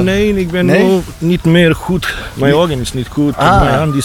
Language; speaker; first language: Dutch; non-native, learner; Bosnian